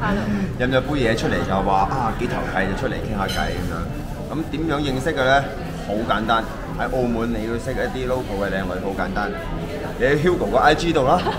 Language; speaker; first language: Cantonese; native; Cantonese